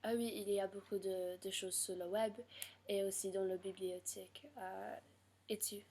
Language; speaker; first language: French; non-native, learner; English